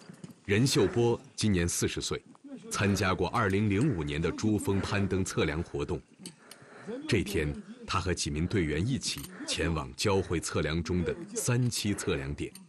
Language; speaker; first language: Chinese; native; Chinese